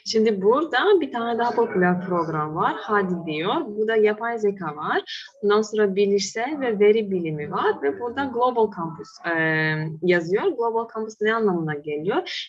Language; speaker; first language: Turkish; non-native, fluent; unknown